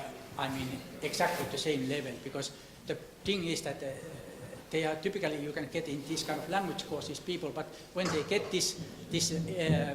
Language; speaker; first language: English; non-native, fluent; Finnish